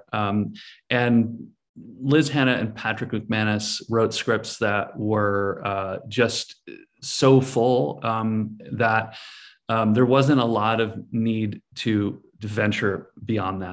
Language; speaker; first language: English; native; English